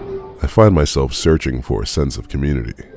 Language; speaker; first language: English; native; English